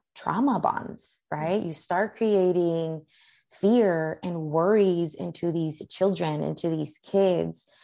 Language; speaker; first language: English; early bilingual, other home language; Spanish